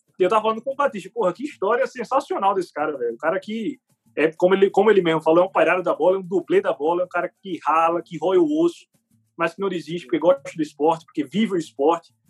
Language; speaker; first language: Portuguese; native; Portuguese